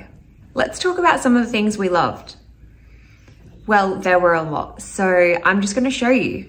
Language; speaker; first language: English; native; English